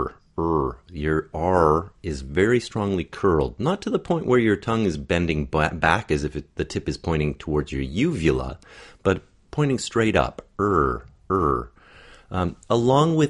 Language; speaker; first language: English; native; English